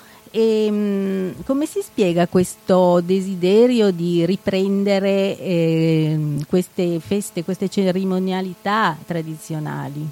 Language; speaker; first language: Italian; native; Italian